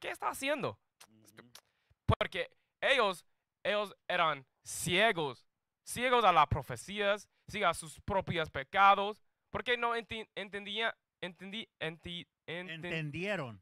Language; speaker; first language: Spanish; non-native, learner; English